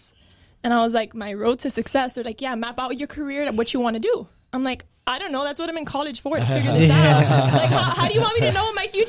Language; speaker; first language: English; native; English